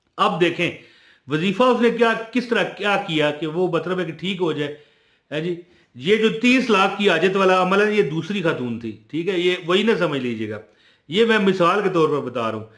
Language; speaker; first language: Urdu; non-native, local second language; Punjabi